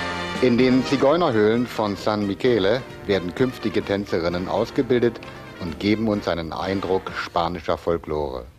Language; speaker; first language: German; native; German